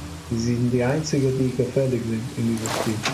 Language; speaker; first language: German; non-native, fluent; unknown